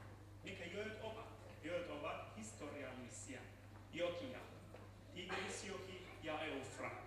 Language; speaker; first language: Finnish; non-native, learner; Central Kurdish